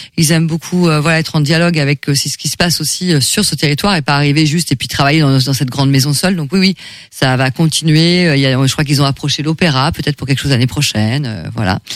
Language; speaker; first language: French; native; French